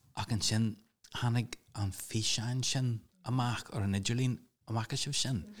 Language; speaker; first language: Irish; non-native, local second language; English